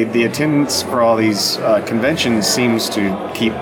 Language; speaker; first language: English; native; English